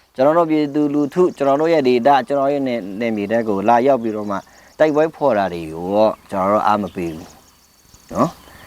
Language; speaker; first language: Burmese; non-native, local second language; Pa'o Karen